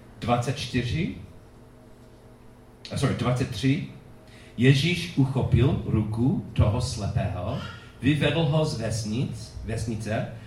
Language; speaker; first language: Czech; non-native, fluent; English